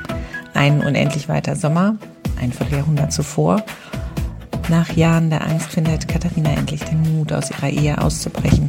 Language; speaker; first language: German; native; German